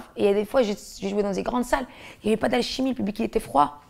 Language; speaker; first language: French; native; French